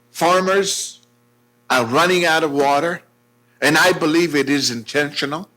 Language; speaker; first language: English; non-native, fluent; Hebrew